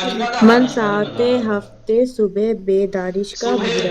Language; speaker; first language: Persian; non-native, learner; Urdu